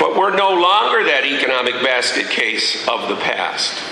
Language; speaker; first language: English; native; English